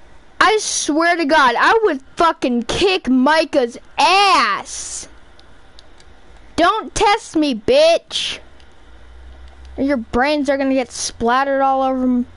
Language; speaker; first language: English; native; English